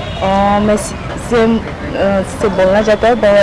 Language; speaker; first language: Hindi; non-native, local second language; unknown